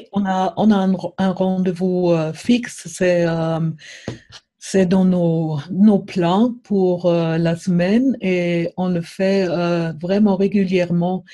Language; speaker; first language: French; non-native, fluent; German